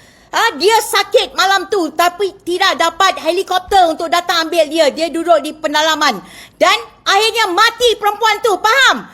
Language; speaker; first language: Malay; native; Malay